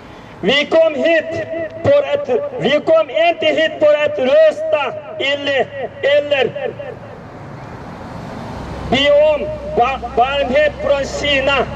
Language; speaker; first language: Swedish; non-native, learner; Uyghur